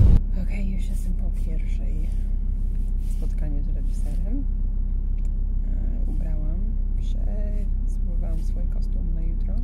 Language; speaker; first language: Polish; early bilingual, heritage; English